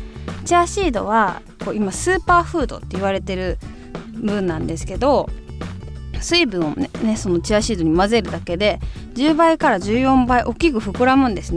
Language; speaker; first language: Japanese; native; Japanese